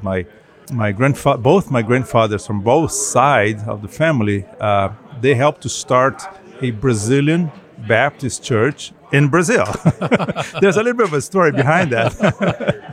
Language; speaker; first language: English; non-native, fluent; Portuguese